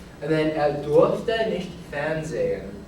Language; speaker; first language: German; non-native, fluent; English